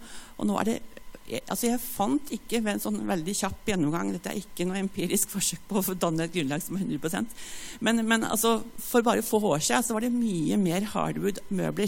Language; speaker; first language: Norwegian; native; Norwegian